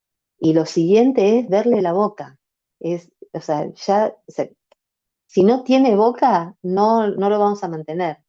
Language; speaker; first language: Spanish; native; Spanish